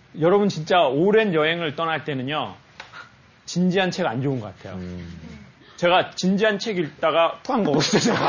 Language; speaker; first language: Korean; native; Korean